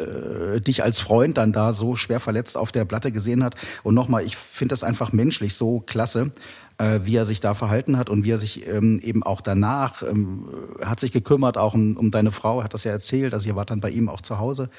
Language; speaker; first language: German; native; German